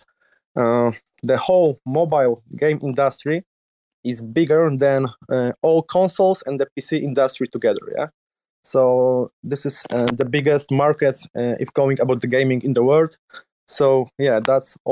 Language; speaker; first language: English; non-native, learner; Polish